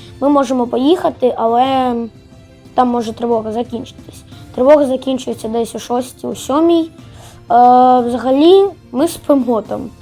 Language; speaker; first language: Ukrainian; non-native, local second language; Russian